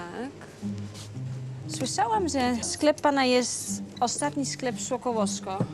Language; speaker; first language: Polish; early bilingual, heritage; Polish